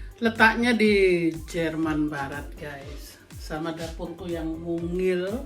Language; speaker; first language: Indonesian; native; Indonesian